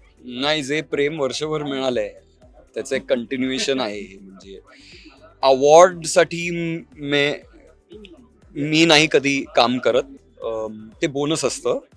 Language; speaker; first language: Marathi; non-native, local second language; Malayalam